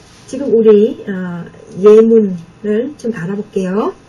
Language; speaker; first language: Korean; non-native, fluent; Vietnamese